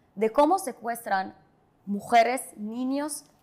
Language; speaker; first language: Spanish; non-native, fluent; Hebrew